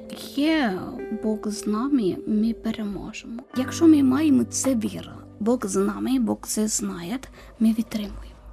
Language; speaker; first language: Ukrainian; non-native, learner; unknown